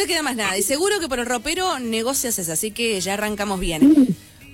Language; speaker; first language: Spanish; native; Spanish